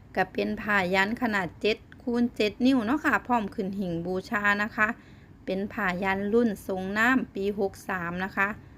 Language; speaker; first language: Thai; non-native, local second language; Northeastern Thai